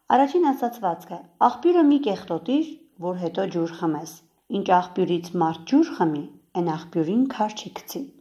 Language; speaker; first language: Armenian; native; Armenian